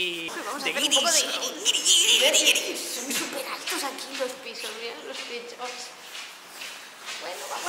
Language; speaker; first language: Spanish; native; Spanish